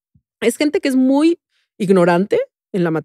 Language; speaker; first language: Spanish; native; Spanish